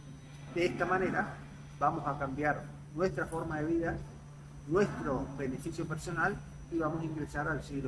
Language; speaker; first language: Spanish; native; Spanish